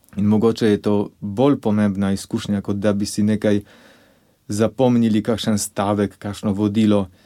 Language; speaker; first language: Slovenian; non-native, fluent; Polish